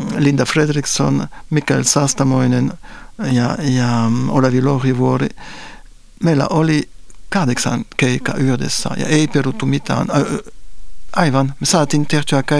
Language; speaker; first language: Finnish; non-native, fluent; French